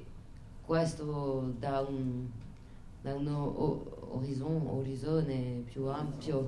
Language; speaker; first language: Italian; non-native, fluent; French